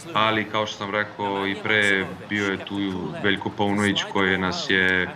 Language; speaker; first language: Serbian; early bilingual, other home language; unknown